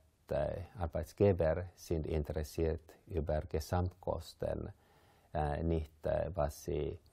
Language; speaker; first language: German; non-native, fluent; Finnish